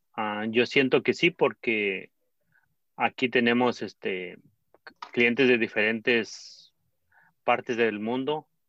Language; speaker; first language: Spanish; native; Spanish